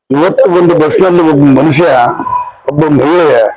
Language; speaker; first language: Kannada; native; Kannada